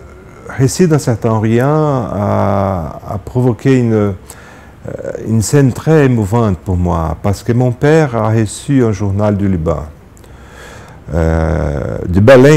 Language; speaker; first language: French; non-native, fluent; Portuguese